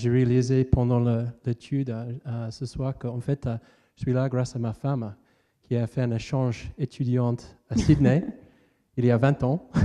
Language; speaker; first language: French; non-native, fluent; English